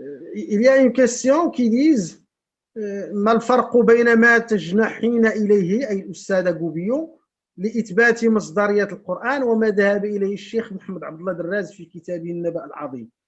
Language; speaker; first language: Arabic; native; Arabic